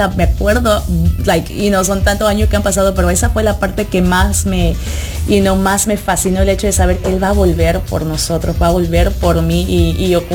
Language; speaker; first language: Spanish; early bilingual, heritage; Spanish